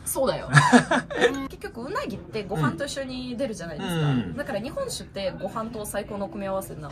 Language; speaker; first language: Japanese; non-native, fluent; Russian